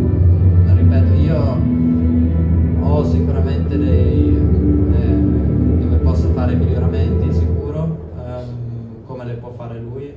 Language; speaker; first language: Italian; non-native, local second language; German